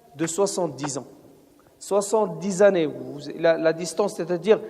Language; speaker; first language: French; non-native, local second language; Arabic